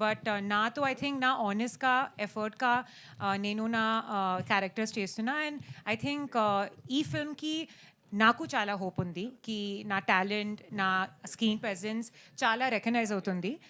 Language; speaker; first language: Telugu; non-native, learner; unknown